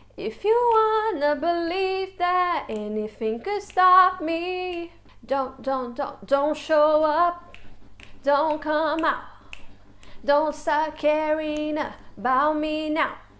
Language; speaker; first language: English; non-native, fluent; Portuguese